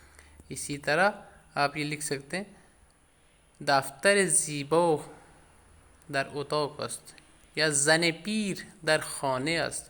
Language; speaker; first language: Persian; non-native, fluent; Urdu